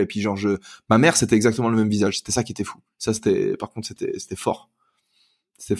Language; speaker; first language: French; native; French